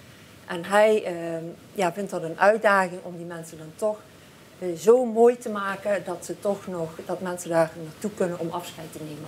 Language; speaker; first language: Dutch; native; Dutch